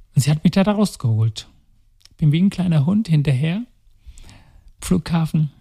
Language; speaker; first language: German; non-native, local second language; Tamil